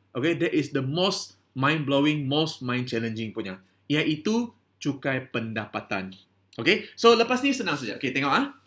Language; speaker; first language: Malay; non-native, local second language; Chinese